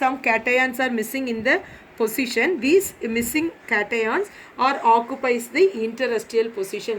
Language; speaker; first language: English; non-native, local second language; Tamil